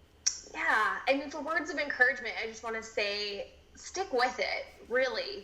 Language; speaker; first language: English; native; English